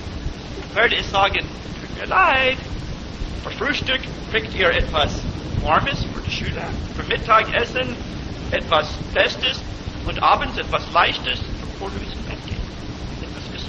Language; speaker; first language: German; non-native, fluent; English